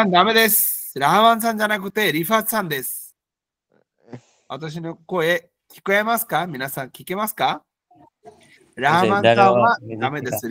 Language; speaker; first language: Japanese; non-native, fluent; Bangla